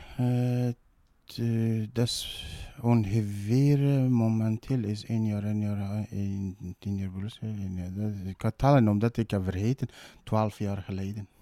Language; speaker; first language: Dutch; non-native, learner; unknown